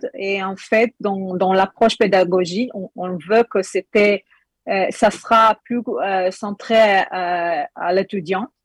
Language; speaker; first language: French; non-native, learner; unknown